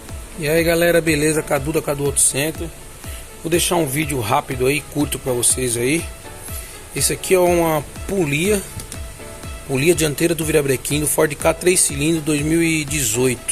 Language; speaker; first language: Portuguese; native; Portuguese